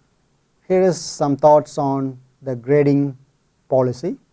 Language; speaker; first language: English; non-native, fluent; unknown